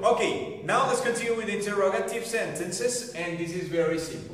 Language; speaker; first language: English; non-native, fluent; Spanish